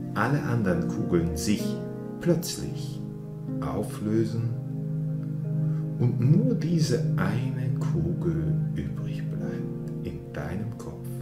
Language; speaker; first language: German; native; German